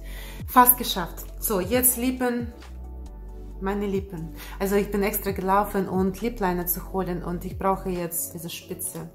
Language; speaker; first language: German; non-native, fluent; Russian